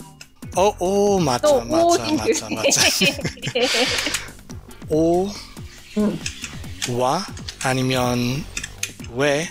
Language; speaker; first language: Korean; non-native, learner; English